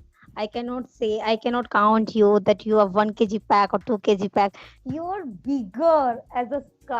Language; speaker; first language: English; non-native, learner; Hindi